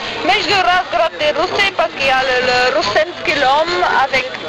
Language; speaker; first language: Bulgarian; non-native, learner; Dutch